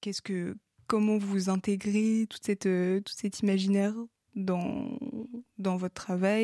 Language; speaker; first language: French; native; French